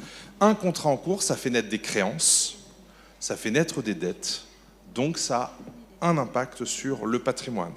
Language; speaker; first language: French; native; French